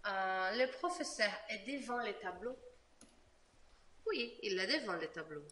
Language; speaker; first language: French; non-native, fluent; Portuguese